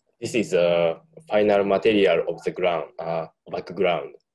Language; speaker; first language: English; non-native, learner; Japanese